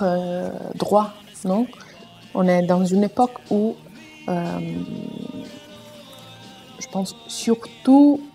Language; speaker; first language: French; non-native, fluent; Italian